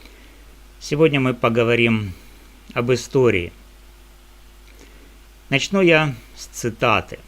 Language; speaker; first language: Russian; native; Russian